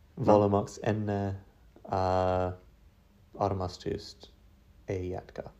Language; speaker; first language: Estonian; non-native, learner; English